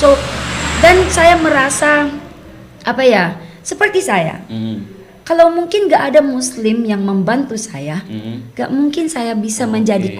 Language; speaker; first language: Indonesian; non-native, learner; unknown